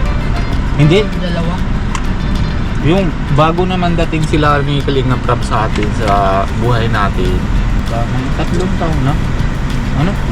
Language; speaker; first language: Filipino; non-native, learner; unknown